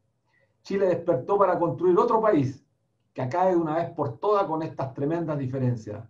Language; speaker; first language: Spanish; native; Spanish